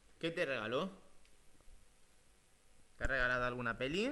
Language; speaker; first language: Spanish; native; Spanish